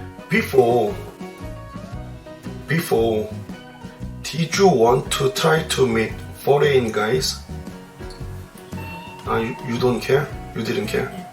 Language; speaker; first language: English; non-native, learner; Korean